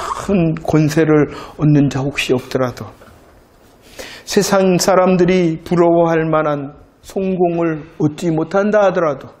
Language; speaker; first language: Korean; native; Korean